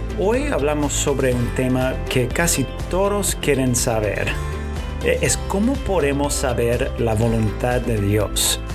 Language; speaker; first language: Spanish; non-native, fluent; English